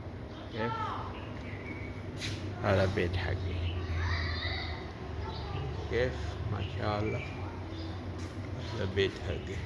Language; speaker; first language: Arabic; non-native, learner; Urdu